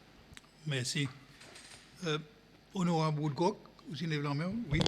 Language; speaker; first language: French; non-native, local second language; Seselwa Creole French